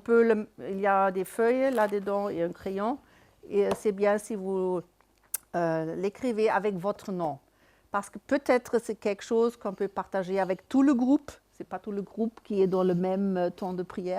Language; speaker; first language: French; non-native, fluent; German